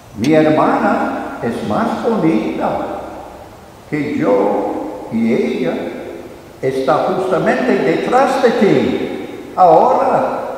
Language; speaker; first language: Spanish; non-native, fluent; English